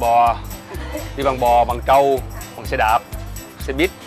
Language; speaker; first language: Vietnamese; native; Vietnamese